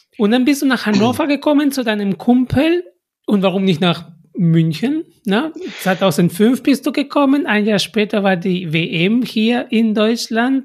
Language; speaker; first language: German; non-native, fluent; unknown